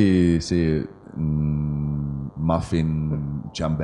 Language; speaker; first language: Italian; non-native, learner; English